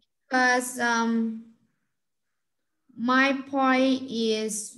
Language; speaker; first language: English; non-native, learner; Vietnamese